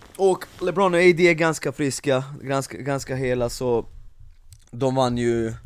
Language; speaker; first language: Swedish; non-native, fluent; Serbian